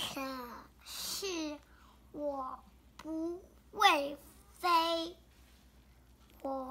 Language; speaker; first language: Chinese; early bilingual, heritage; Chinese